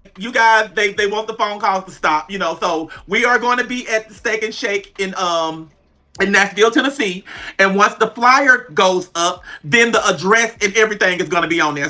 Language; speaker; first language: English; native; English